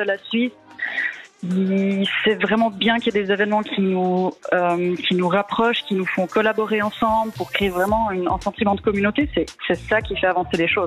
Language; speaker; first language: French; native; French